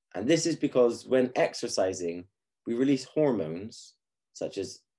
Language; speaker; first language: English; native; English